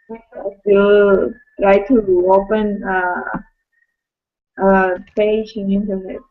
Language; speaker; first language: English; non-native, learner; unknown